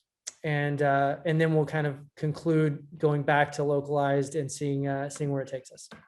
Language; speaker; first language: English; native; English